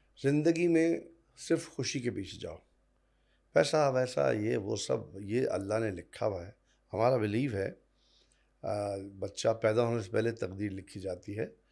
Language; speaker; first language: Urdu; non-native, local second language; Punjabi